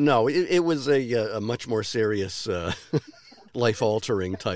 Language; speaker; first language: English; native; English